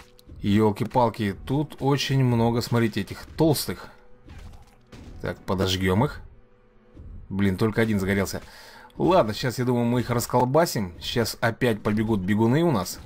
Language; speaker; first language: Russian; native; Russian